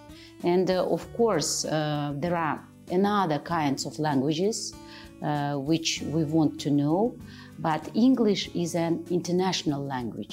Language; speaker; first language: English; non-native, fluent; Kazakh